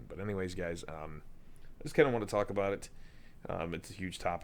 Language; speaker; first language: English; native; English